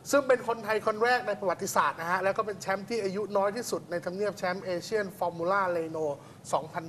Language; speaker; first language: Thai; native; Thai